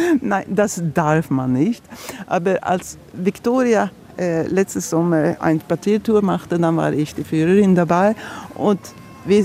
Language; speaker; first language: German; non-native, fluent; Swedish